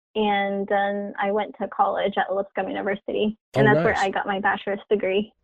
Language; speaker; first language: English; non-native, fluent; Chinese